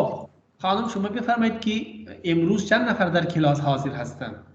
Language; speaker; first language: Persian; non-native, fluent; Urdu